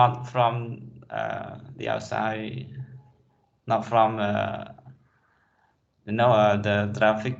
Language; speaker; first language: English; non-native, fluent; Khmer